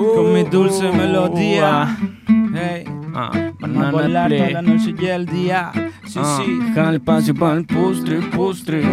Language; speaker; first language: Spanish; native; Spanish